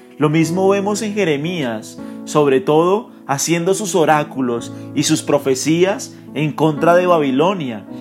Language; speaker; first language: Spanish; native; Spanish